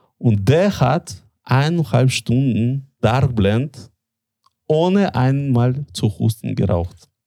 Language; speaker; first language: German; non-native, fluent; Russian